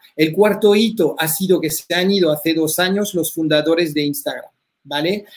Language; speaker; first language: Spanish; early bilingual, heritage; French